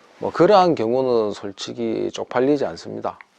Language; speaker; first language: Korean; native; Korean